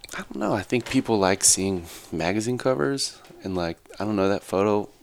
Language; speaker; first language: English; native; English